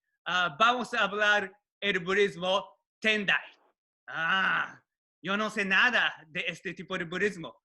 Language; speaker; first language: Spanish; non-native, learner; Japanese